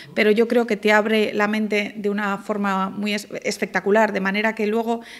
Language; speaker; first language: Spanish; native; Spanish